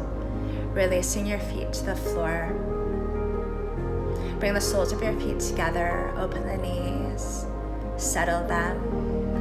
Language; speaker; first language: English; native; English